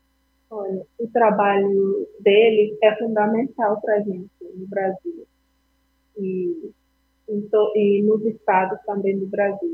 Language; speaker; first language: Portuguese; non-native, fluent; Spanish